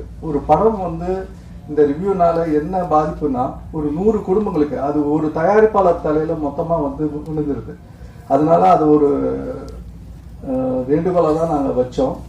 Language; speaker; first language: Tamil; native; Tamil